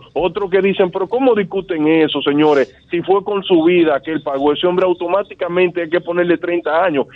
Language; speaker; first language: Spanish; native; Spanish